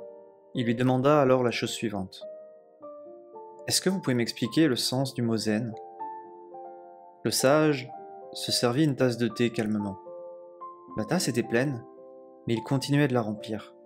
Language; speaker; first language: French; native; French